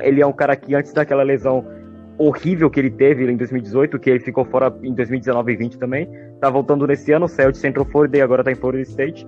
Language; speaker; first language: Portuguese; native; Portuguese